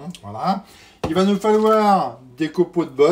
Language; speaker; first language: French; native; French